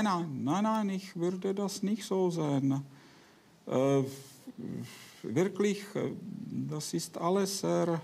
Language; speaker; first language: German; non-native, fluent; Czech